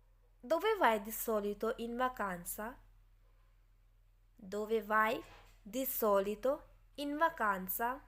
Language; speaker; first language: Italian; non-native, fluent; Urdu